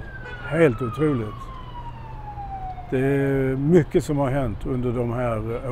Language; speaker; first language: Swedish; non-native, fluent; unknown